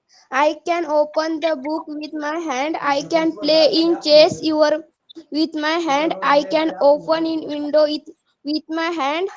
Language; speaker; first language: English; non-native, learner; Marathi